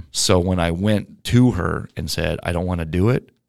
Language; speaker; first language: English; native; English